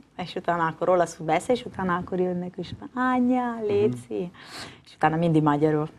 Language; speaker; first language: Hungarian; non-native, learner; Italian